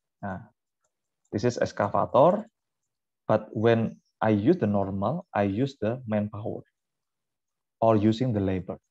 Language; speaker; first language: English; non-native, fluent; Indonesian